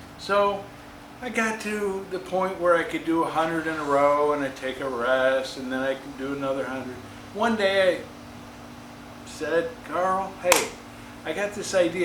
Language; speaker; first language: English; native; English